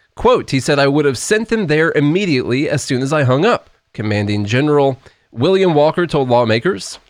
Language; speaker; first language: English; native; English